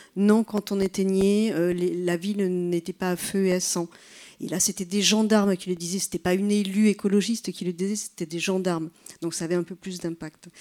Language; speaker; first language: French; native; French